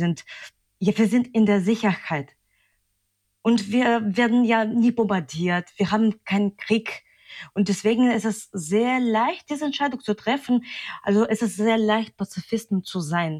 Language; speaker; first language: German; non-native, fluent; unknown